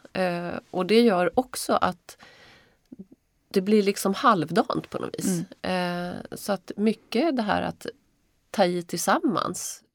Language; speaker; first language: Swedish; native; Swedish